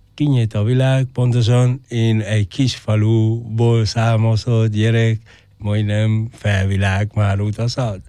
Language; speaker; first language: Hungarian; non-native, fluent; Spanish